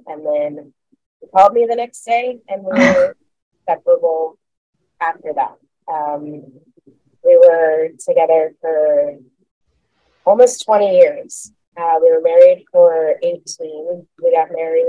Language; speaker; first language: English; native; English